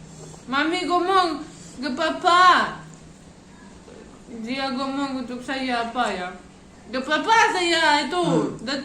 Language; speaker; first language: Indonesian; non-native, learner; Russian